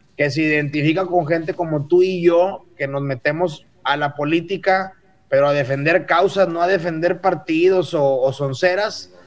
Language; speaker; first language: Spanish; native; Spanish